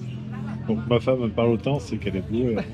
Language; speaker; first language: French; native; French